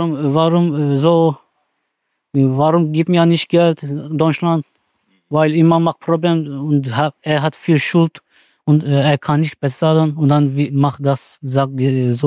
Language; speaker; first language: German; non-native, learner; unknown